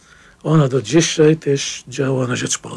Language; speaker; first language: Polish; non-native, fluent; Arabic